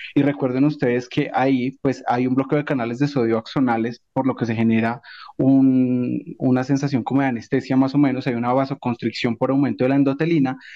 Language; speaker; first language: Spanish; native; Spanish